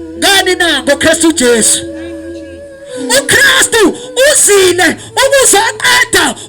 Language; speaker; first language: Zulu; native; Zulu